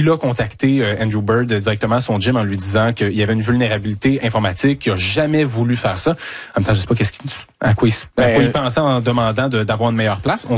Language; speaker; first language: French; native; French